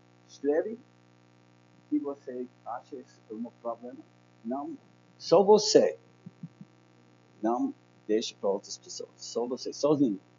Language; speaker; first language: Portuguese; non-native, learner; English